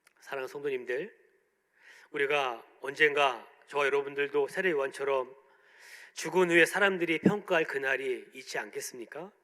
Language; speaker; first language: Korean; native; Korean